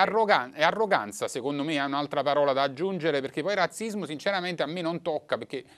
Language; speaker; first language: Italian; native; Italian